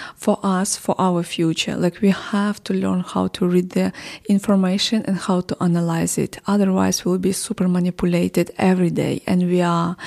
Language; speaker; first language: English; non-native, fluent; Ukrainian